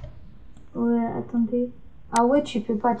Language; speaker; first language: French; native; French